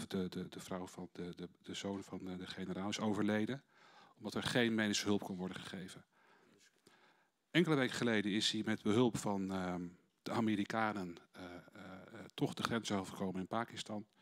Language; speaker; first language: Dutch; native; Dutch